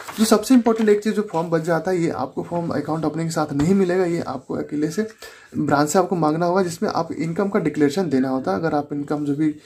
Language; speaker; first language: Hindi; native; Hindi